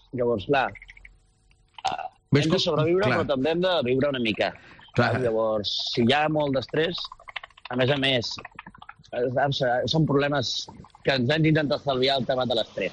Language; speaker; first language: Catalan; native; Catalan